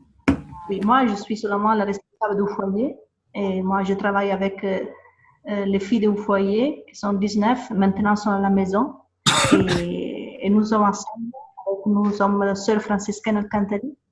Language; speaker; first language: French; non-native, fluent; Italian